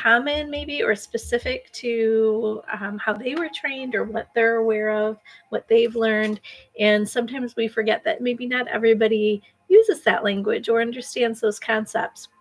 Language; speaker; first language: English; native; English